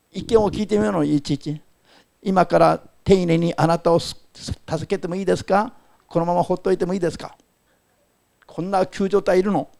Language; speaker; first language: Japanese; non-native, fluent; Korean